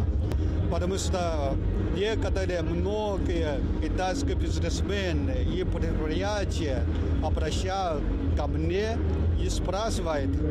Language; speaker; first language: Russian; non-native, fluent; Chinese